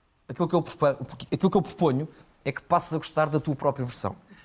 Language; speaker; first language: Portuguese; native; Portuguese